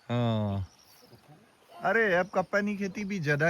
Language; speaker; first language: Hindi; non-native, local second language; Khasi